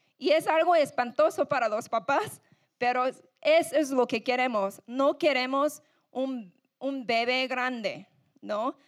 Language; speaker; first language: Spanish; non-native, fluent; English